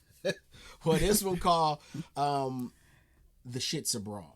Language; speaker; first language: English; native; English